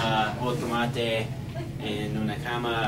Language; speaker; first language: Spanish; non-native, learner; English